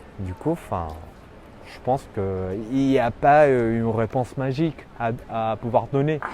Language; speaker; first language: French; non-native, fluent; Spanish